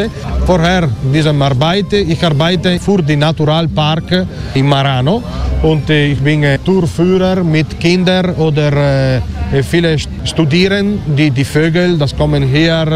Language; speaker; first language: German; non-native, learner; Italian